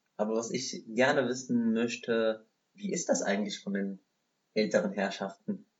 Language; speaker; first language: German; non-native, fluent; Arabic